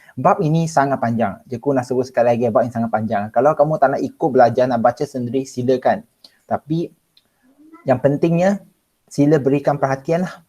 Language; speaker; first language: Malay; non-native, local second language; Chinese